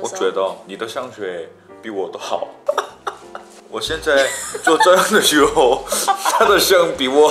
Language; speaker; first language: Chinese; non-native, learner; Korean